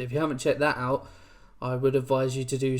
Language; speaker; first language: English; native; English